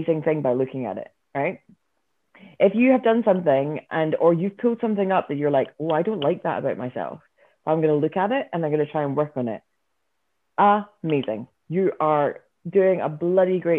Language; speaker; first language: English; native; English